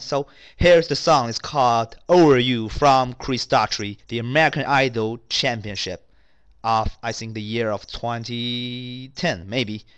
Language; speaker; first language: English; non-native, fluent; Chinese